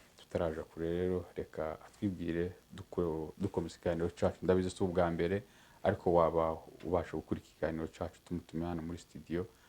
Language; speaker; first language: Kinyarwanda; native; Kinyarwanda